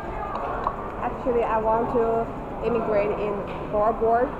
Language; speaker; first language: English; non-native, learner; Chinese